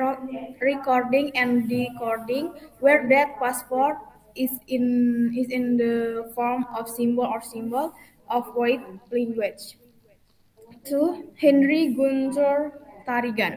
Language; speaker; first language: English; non-native, learner; Indonesian